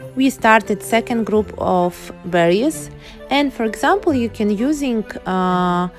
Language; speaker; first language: English; non-native, learner; Ukrainian